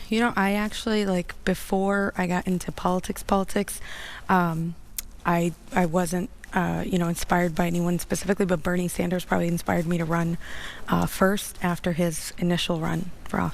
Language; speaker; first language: English; early bilingual, other home language; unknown